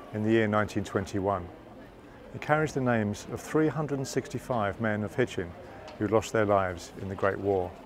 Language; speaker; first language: English; native; English